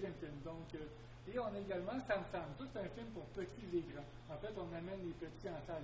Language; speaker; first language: French; native; French